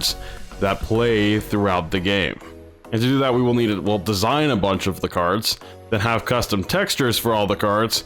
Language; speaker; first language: English; native; English